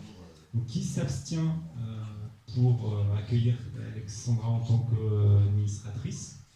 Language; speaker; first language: French; native; French